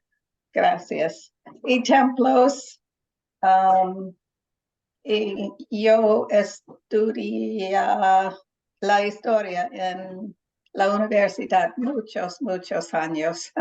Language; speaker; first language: Spanish; non-native, learner; English